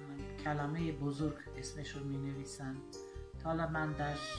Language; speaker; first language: Persian; non-native, local second language; Armenian